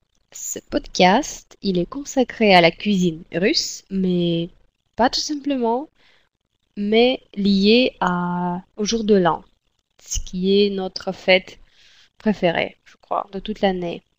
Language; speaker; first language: French; non-native, fluent; Russian